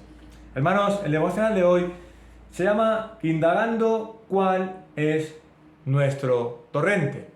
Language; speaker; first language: Spanish; native; Spanish